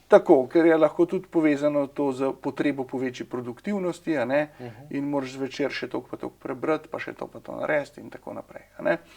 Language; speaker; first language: Slovenian; native; Slovenian